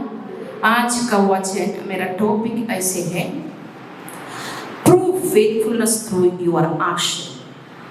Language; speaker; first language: Hindi; non-native, local second language; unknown